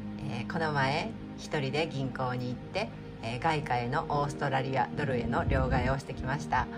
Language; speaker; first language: Japanese; native; Japanese